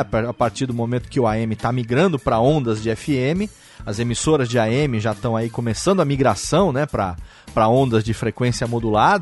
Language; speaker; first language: Portuguese; native; Portuguese